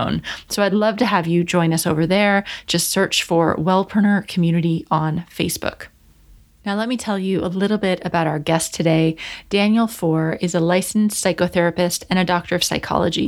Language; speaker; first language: English; native; English